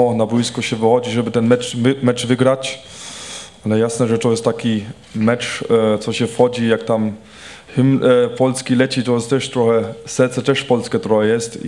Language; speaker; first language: Polish; early bilingual, heritage; Polish